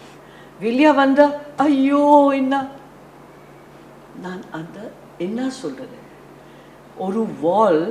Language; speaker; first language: Tamil; non-native, learner; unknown